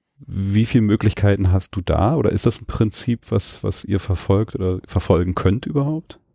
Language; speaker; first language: German; native; German